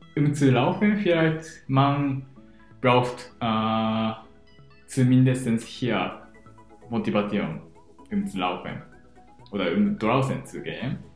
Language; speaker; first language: German; non-native, learner; Japanese